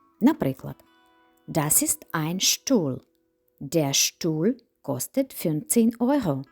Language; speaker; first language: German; non-native, fluent; Ukrainian